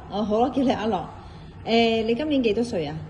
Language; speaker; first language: Cantonese; native; Cantonese